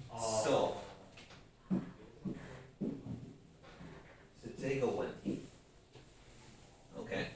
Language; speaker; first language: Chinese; non-native, fluent; English